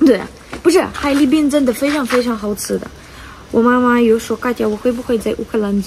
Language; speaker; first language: Chinese; non-native, learner; Ukrainian